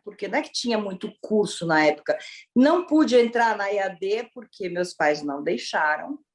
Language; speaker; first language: Portuguese; early bilingual, other home language; Italian